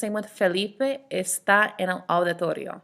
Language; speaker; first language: Spanish; non-native, fluent; English